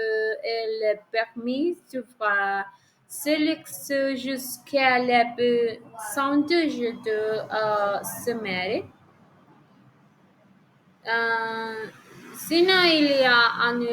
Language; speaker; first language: French; non-native, learner; Spanish